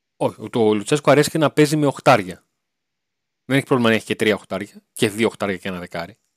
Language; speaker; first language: Greek; native; Greek